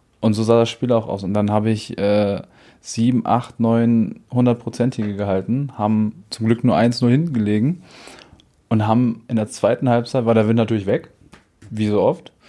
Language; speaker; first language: German; native; German